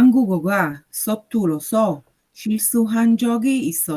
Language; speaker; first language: Korean; non-native, learner; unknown